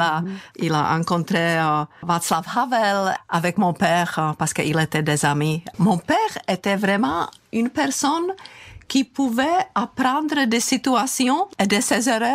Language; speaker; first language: French; non-native, fluent; Czech